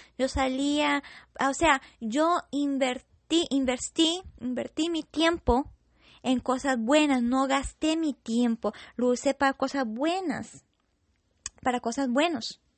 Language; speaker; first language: Spanish; non-native, fluent; English